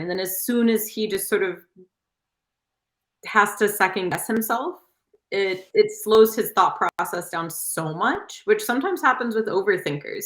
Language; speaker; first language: English; native; English